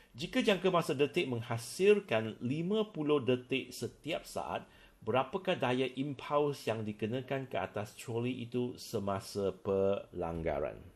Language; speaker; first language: Malay; non-native, local second language; Chinese